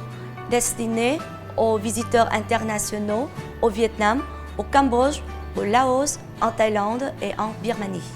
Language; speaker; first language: French; non-native, fluent; Vietnamese